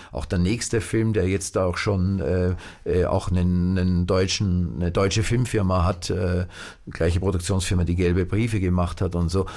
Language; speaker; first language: German; native; German